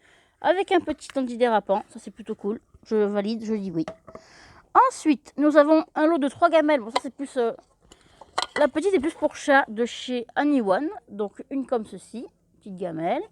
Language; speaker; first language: French; native; French